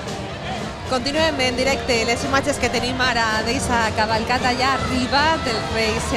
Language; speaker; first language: Catalan; native; Catalan